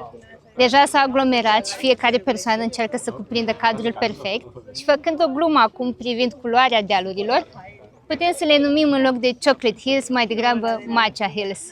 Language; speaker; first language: Romanian; native; Romanian